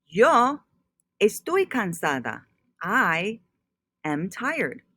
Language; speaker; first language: Spanish; non-native, fluent; English